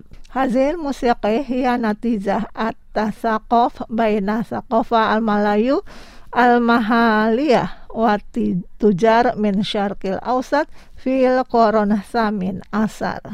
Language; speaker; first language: Arabic; non-native, fluent; Indonesian